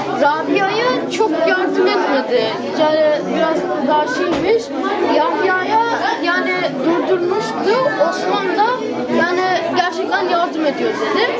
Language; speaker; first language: Turkish; early bilingual, heritage; Turkish